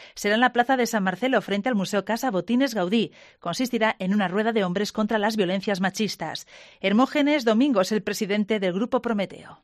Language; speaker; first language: Spanish; native; Spanish